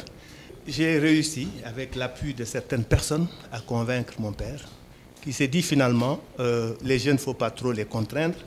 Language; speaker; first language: French; non-native, local second language; Wolof